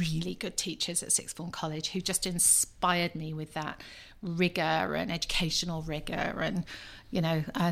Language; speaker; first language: English; native; English